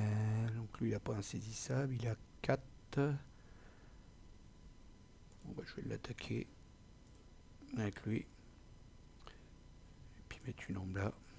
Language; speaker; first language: French; native; French